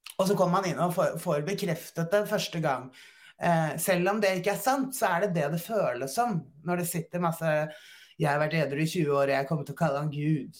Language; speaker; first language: Norwegian; native; Norwegian